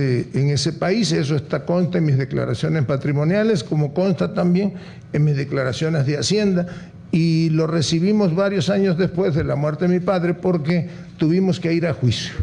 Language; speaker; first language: Spanish; native; Spanish